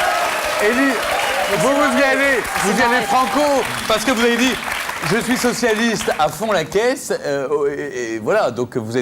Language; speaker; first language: French; native; French